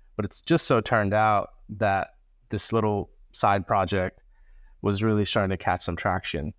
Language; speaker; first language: English; early bilingual, other home language; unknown